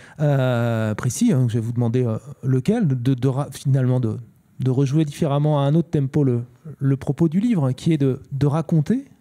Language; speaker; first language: French; native; French